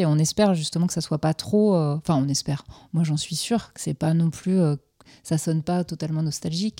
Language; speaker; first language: French; native; French